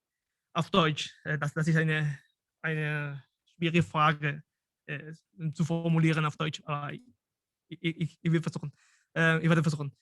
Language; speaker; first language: German; non-native, fluent; Spanish